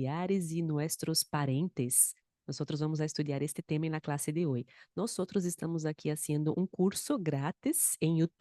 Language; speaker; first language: Spanish; non-native, fluent; Portuguese